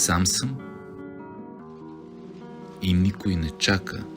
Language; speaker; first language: Bulgarian; native; Bulgarian